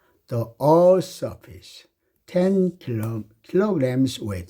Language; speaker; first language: English; non-native, fluent; Korean